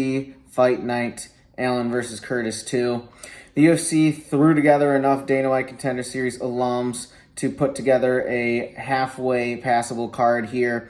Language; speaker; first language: English; native; English